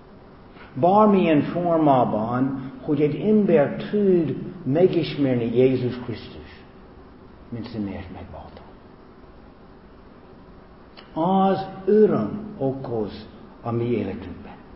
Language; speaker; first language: Hungarian; non-native, fluent; English